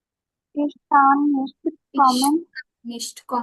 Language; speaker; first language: German; non-native, learner; Hindi